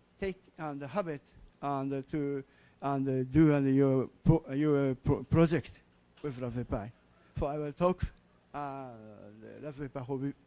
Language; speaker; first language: English; non-native, learner; Japanese